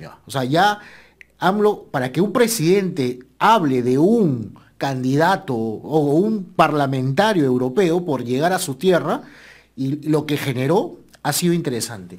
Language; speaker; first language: Spanish; native; Spanish